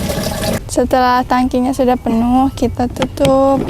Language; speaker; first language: Indonesian; native; Indonesian